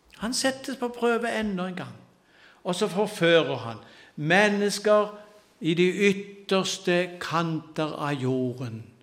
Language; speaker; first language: Norwegian; native; Norwegian